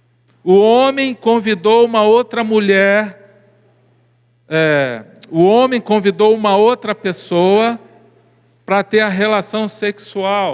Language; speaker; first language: Portuguese; native; Portuguese